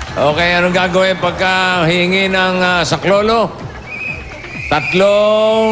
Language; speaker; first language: Filipino; native; Filipino